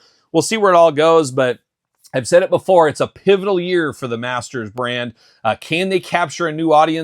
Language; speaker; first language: English; native; English